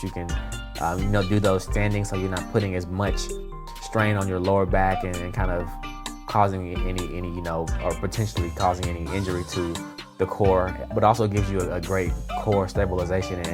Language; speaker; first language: English; native; English